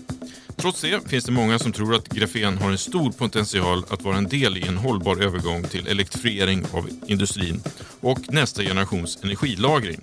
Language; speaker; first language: Swedish; native; Swedish